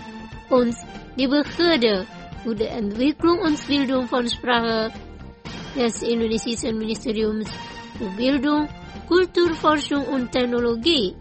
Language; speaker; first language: German; non-native, fluent; Indonesian